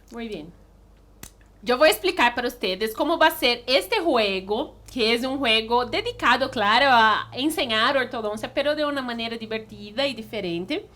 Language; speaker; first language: Spanish; non-native, fluent; Portuguese